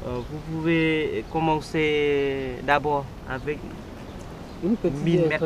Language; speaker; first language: French; non-native, learner; Vietnamese